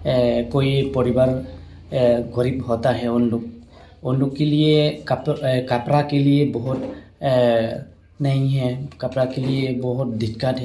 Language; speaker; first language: Hindi; non-native, local second language; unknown